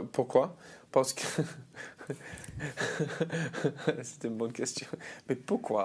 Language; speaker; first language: French; non-native, learner; English